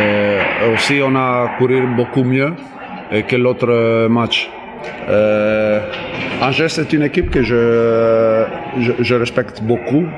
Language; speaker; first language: French; non-native, learner; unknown